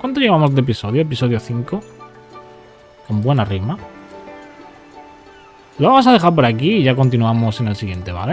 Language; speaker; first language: Spanish; native; Spanish